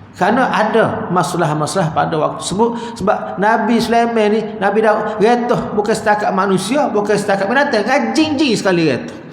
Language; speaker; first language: Malay; native; Malay